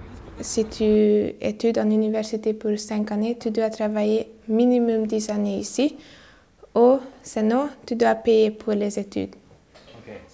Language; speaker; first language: French; non-native, learner; Hungarian